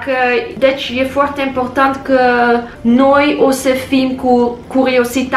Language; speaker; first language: Romanian; non-native, learner; English